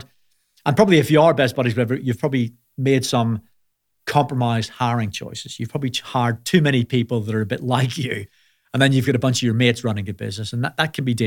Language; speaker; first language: English; native; English